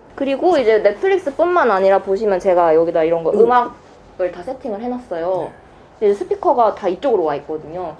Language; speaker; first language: Korean; native; Korean